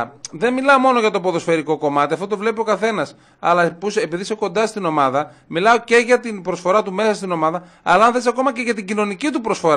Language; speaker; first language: Greek; native; Greek